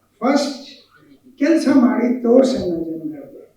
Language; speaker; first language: Kannada; non-native, local second language; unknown